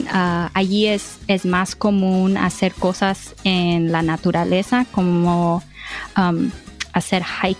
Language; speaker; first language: Spanish; early bilingual, heritage; Spanish